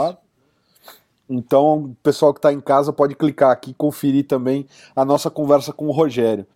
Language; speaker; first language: Portuguese; native; Portuguese